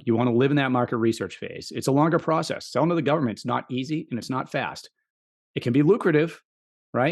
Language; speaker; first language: English; native; English